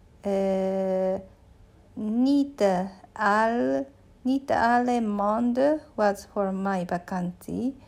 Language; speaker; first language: Dutch; non-native, learner; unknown